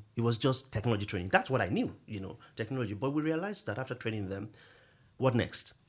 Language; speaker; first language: English; non-native, local second language; Yoruba